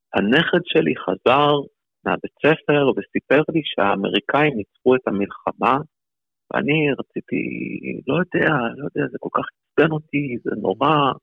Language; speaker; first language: Hebrew; early bilingual, other home language; Russian